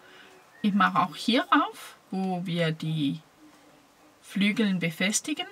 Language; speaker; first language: German; non-native, fluent; Danish